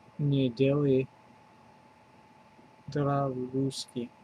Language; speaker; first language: Russian; non-native, learner; English